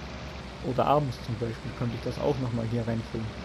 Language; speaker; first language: German; native; German